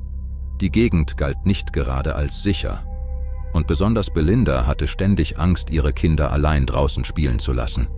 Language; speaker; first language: German; native; German